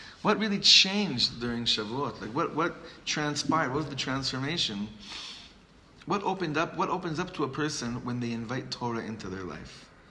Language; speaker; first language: English; native; English